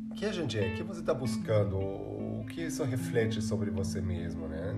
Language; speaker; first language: Portuguese; non-native, fluent; German